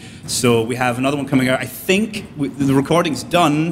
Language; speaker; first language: English; native; English